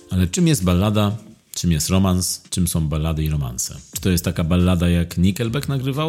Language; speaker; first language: Polish; native; Polish